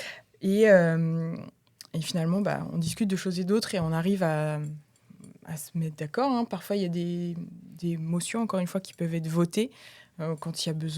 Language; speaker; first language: French; native; French